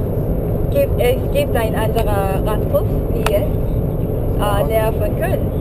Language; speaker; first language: German; non-native, learner; English